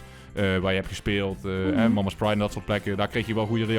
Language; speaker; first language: Dutch; native; Dutch